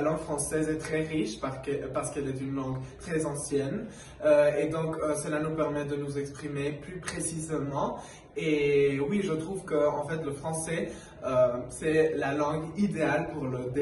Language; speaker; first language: French; non-native, fluent; Spanish